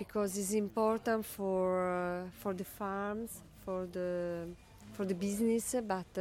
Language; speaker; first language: English; non-native, learner; Italian